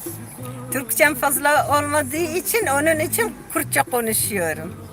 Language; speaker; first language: Turkish; non-native, local second language; Kurdish